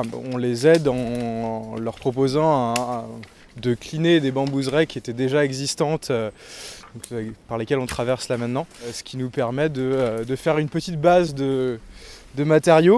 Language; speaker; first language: French; native; French